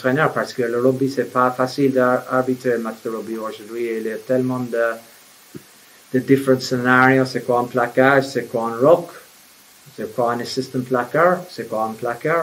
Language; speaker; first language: French; non-native, fluent; English